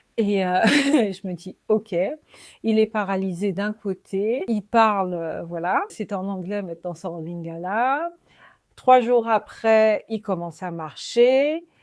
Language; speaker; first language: French; native; French